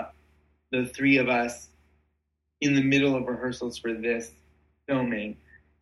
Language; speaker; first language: English; native; English